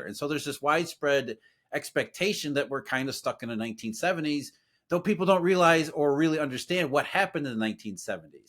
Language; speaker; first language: English; native; English